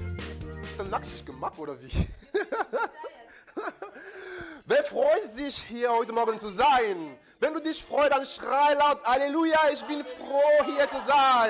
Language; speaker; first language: German; non-native, fluent; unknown